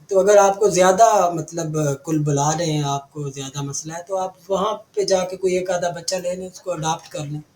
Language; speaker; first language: Urdu; non-native, local second language; Punjabi